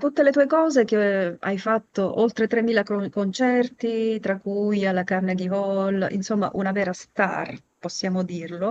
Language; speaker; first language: Italian; native; Italian